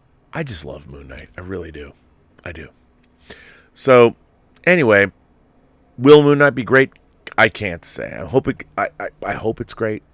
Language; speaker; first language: English; native; English